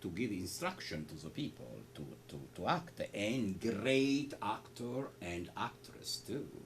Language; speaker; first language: English; non-native, learner; Italian